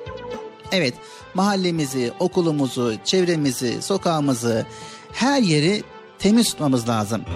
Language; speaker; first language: Turkish; native; Turkish